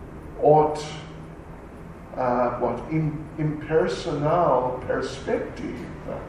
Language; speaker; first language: Russian; non-native, learner; English